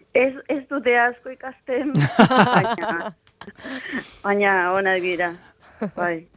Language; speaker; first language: Basque; non-native, fluent; Spanish